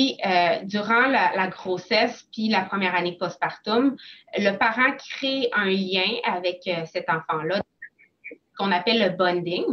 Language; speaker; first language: French; native; French